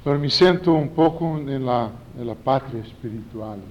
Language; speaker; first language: Italian; non-native, fluent; Portuguese